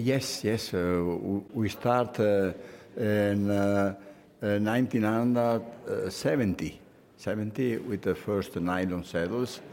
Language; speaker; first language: English; non-native, fluent; Italian